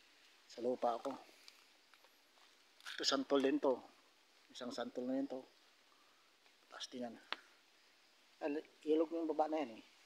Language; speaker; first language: Filipino; native; Filipino